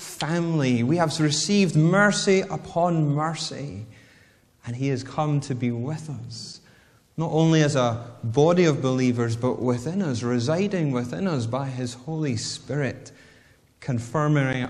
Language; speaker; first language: English; native; English